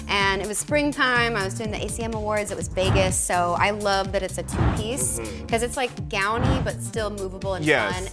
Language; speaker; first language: English; native; English